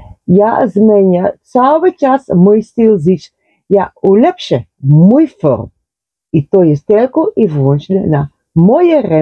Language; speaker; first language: Polish; non-native, learner; Dutch